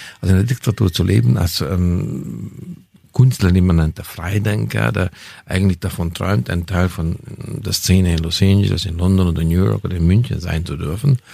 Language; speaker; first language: German; non-native, fluent; Hungarian